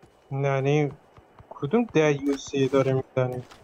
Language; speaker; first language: English; non-native, learner; Persian